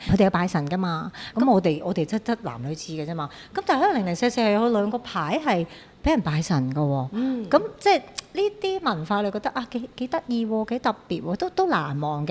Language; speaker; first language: Cantonese; native; Cantonese